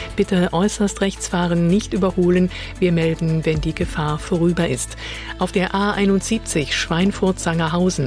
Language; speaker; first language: German; native; German